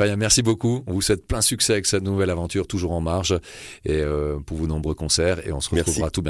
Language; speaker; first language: French; native; French